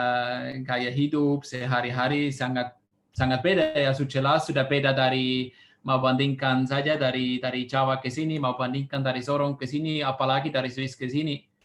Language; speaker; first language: Indonesian; non-native, fluent; Swiss German